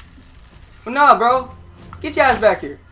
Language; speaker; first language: English; native; English